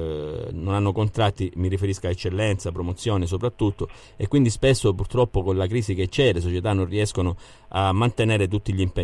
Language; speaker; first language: Italian; native; Italian